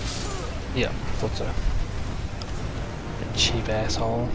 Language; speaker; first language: English; native; English